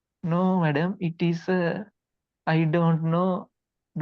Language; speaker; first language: English; non-native, learner; Sinhala